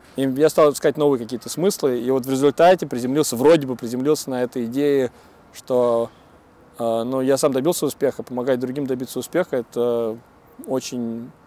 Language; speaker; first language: Russian; native; Russian